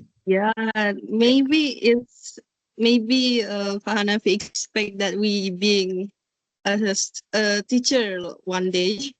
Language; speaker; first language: English; non-native, learner; Indonesian